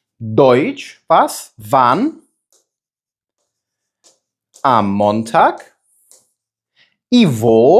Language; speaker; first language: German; non-native, fluent; Ukrainian